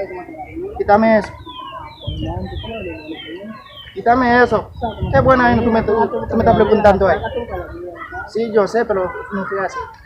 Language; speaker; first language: Spanish; non-native, learner; Haitian Creole